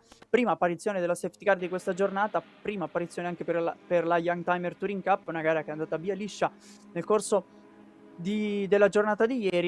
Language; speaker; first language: Italian; native; Italian